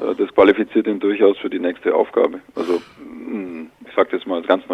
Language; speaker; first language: German; native; German